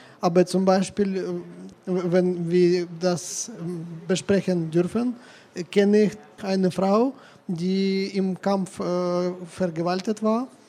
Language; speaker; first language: German; non-native, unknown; Ukrainian